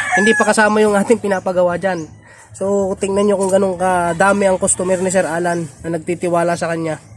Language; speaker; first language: Filipino; native; Filipino